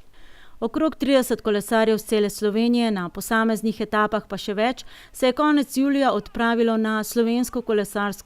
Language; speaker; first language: Slovenian; native; Slovenian